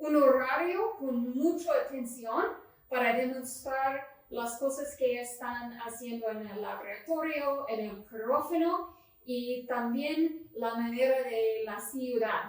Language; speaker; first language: Spanish; non-native, fluent; English